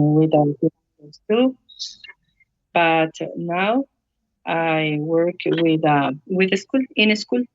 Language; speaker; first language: English; non-native, learner; Spanish